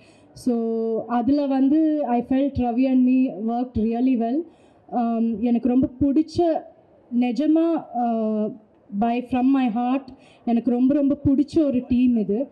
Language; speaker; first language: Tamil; non-native, fluent; Malayalam